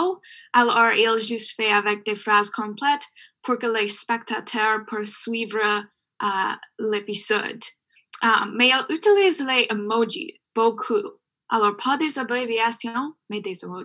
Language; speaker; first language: French; non-native, learner; English